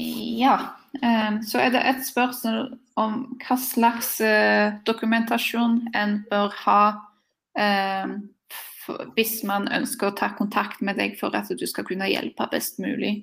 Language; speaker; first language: Norwegian; non-native, fluent; Polish